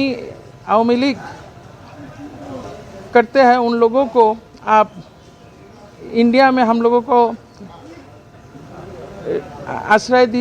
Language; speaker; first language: Hindi; non-native, learner; Bangla